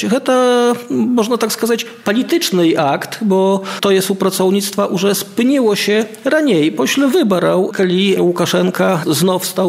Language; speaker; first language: Polish; non-native, local second language; Belarusian